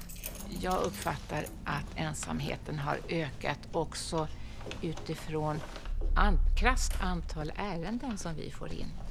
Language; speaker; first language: Swedish; native; Swedish